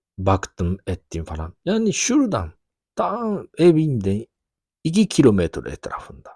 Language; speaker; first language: Turkish; non-native, fluent; Japanese